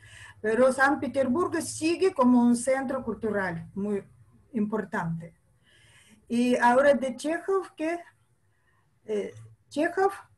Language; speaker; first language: Spanish; non-native, fluent; Russian